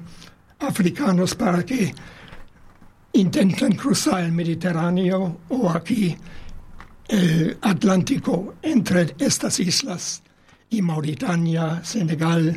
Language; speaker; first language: Spanish; non-native, fluent; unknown